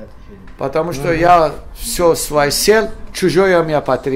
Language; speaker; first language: Russian; non-native, learner; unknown